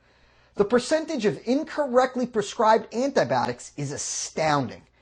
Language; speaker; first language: English; native; English